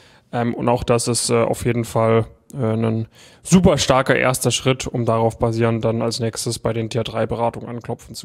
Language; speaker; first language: German; native; German